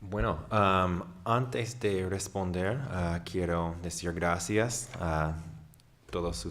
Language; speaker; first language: Spanish; non-native, fluent; English